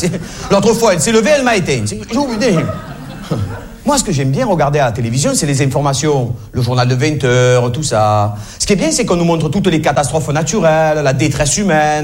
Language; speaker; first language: French; native; French